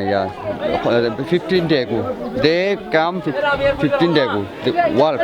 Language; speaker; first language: English; non-native, learner; Rohingya